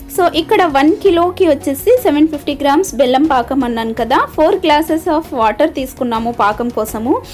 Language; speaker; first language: Telugu; non-native, local second language; Urdu